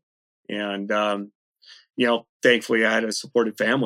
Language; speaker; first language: English; native; English